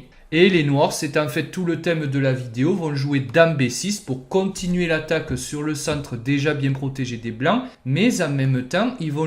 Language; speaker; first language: French; native; French